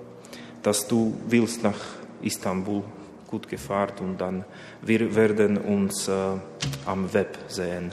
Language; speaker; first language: German; non-native, learner; Slovak